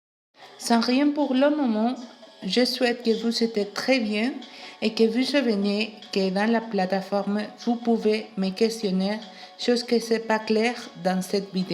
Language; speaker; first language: French; non-native, learner; Spanish